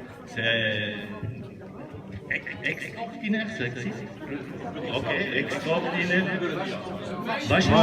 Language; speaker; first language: French; non-native, learner; German